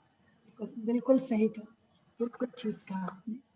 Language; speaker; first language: Hindi; native; Hindi